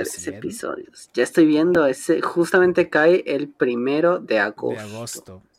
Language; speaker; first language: Spanish; native; Spanish